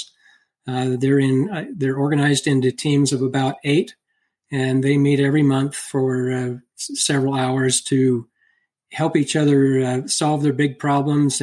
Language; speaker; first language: English; native; English